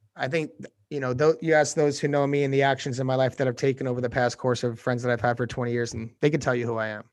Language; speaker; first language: English; native; English